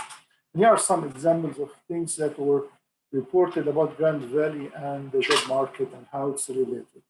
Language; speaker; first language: English; non-native, fluent; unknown